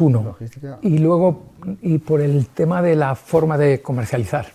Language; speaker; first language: Spanish; native; Spanish